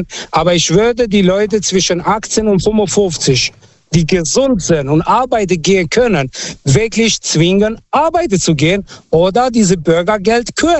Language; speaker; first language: German; non-native, fluent; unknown